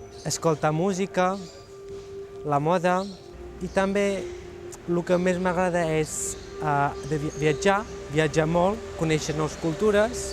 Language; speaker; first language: Catalan; early bilingual, other home language; Georgian